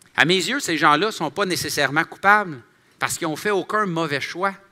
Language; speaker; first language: French; native; French